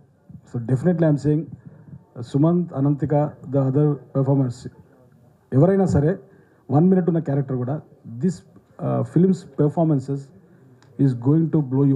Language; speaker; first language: Telugu; native; Telugu